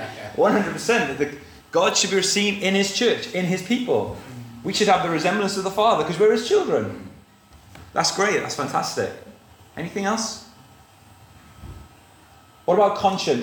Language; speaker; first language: English; native; English